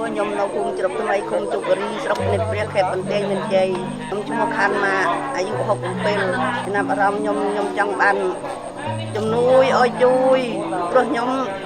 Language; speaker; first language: Khmer; non-native, local second language; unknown